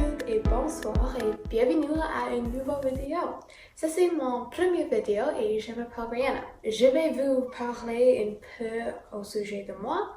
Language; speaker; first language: French; non-native, learner; English